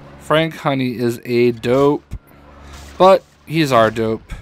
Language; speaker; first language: English; native; English